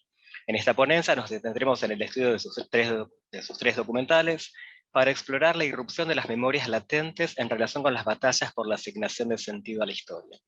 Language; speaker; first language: Spanish; native; Spanish